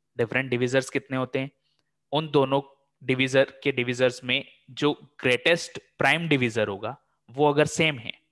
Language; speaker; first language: Hindi; native; Hindi